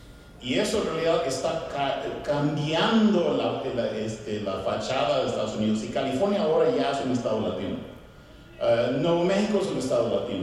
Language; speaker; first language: Spanish; early bilingual, heritage; Spanish